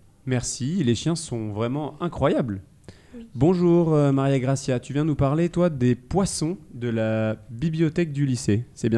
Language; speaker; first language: French; native; French